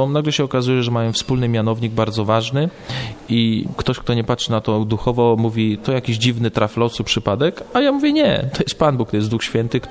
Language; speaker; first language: Polish; native; Polish